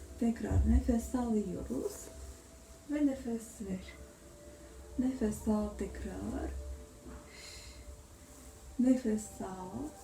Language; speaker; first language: Turkish; non-native, learner; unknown